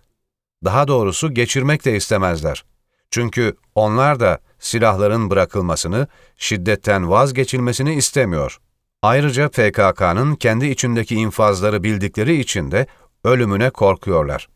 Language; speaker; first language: Turkish; native; Turkish